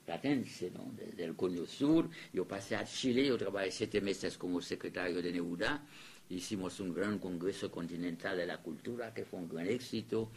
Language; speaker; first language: Spanish; non-native, fluent; French